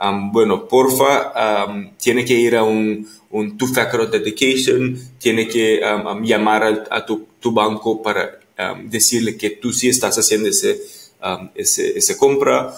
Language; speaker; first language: Spanish; non-native, fluent; Papiamento